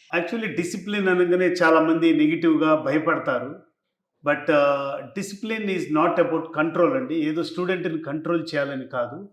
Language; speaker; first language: Telugu; native; Telugu